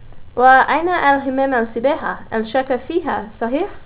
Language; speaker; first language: Arabic; non-native, learner; English